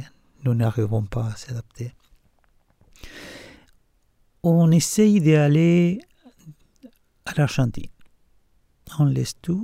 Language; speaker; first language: French; non-native, learner; Spanish